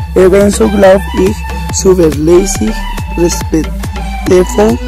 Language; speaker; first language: German; non-native, learner; Spanish